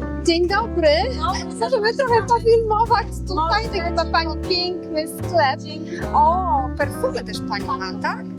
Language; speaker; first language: Polish; non-native, learner; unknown